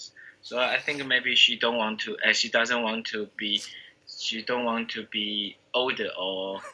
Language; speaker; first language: English; non-native, learner; Chinese